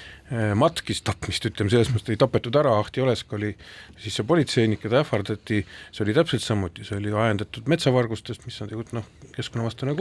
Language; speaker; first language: Estonian; native; Estonian